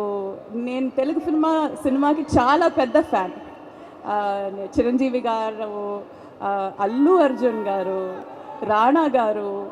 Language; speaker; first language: Telugu; non-native, fluent; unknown